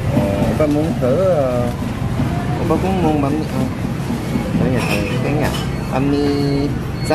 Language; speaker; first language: Vietnamese; non-native, learner; Korean